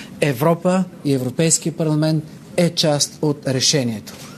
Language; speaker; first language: Bulgarian; native; Bulgarian